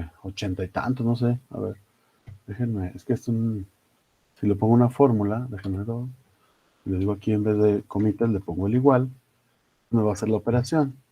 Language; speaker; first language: Spanish; native; Spanish